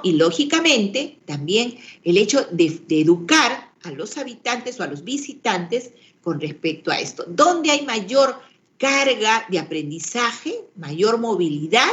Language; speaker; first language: Spanish; native; Spanish